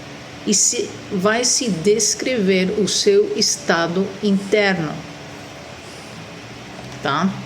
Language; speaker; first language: Portuguese; non-native, fluent; Spanish